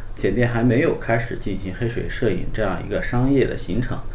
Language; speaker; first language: Chinese; native; Chinese